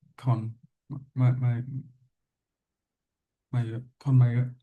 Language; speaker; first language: Thai; non-native, learner; English